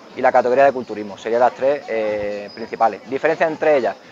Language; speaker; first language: Spanish; native; Spanish